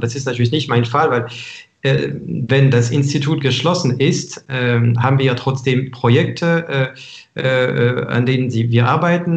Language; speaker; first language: German; non-native, fluent; French